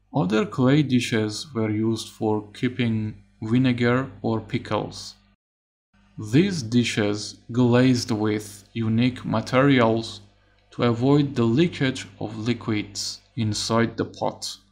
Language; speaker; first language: English; non-native, fluent; Persian